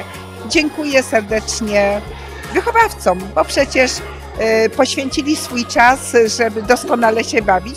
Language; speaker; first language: Polish; native; Polish